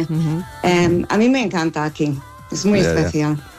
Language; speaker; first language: Spanish; non-native, learner; English